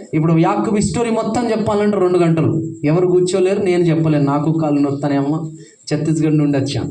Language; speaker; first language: Telugu; non-native, fluent; Hindi